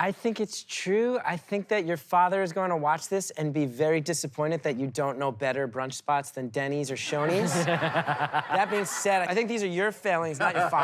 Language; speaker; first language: English; native; English